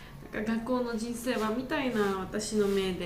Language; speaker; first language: Japanese; non-native, learner; Georgian